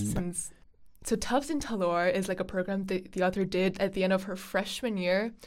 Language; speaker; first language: English; non-native, fluent; Chinese